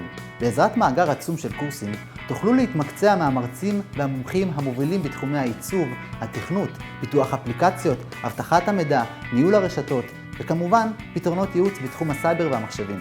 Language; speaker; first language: Hebrew; native; Hebrew